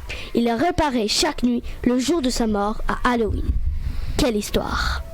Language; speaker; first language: French; native; French